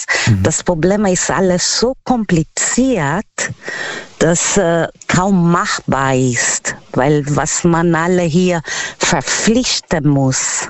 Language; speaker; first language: German; non-native, learner; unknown